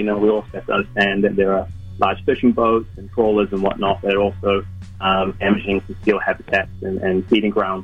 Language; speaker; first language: English; native; English